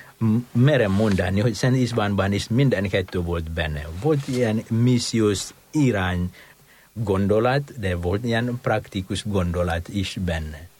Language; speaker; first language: Hungarian; non-native, fluent; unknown